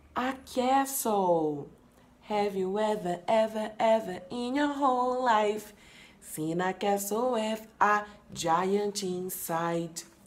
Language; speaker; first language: English; non-native, fluent; Portuguese